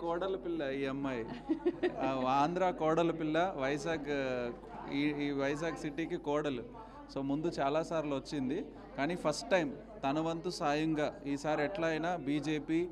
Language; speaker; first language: Telugu; native; Telugu